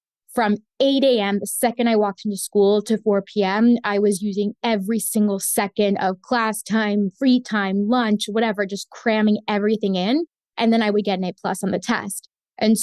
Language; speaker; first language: English; early bilingual, other home language; Spanish